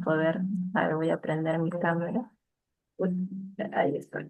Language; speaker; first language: Spanish; native; Spanish